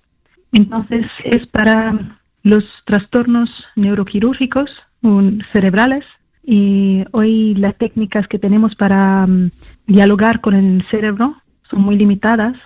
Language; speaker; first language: Spanish; non-native, fluent; French